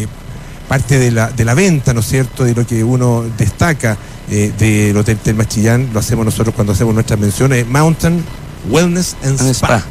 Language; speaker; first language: Spanish; native; Spanish